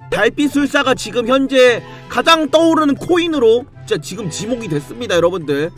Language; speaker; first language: Korean; native; Korean